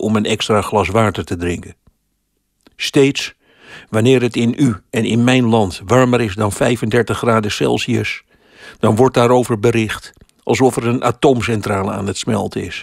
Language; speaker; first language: Dutch; native; Dutch